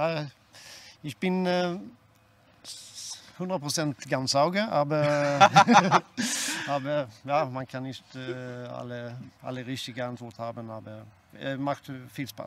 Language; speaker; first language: German; non-native, learner; Swedish